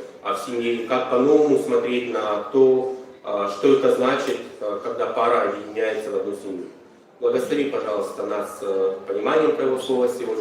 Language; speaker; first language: Russian; native; Russian